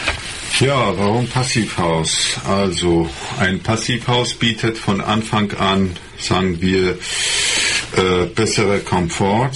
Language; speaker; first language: German; non-native, fluent; Persian